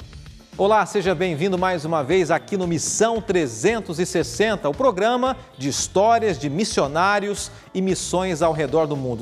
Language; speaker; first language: Portuguese; native; Portuguese